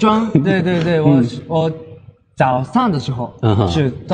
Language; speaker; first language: Chinese; non-native, learner; Japanese